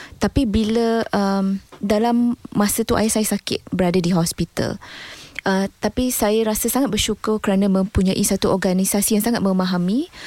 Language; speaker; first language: Malay; native; Malay